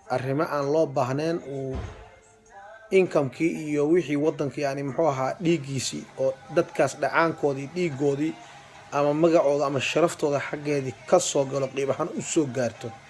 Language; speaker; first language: Somali; non-native, local second language; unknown